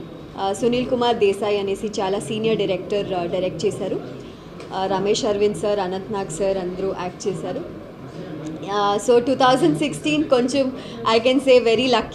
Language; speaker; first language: Telugu; non-native, local second language; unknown